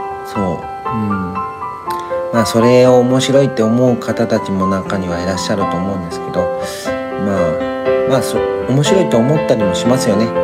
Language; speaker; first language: Japanese; native; Japanese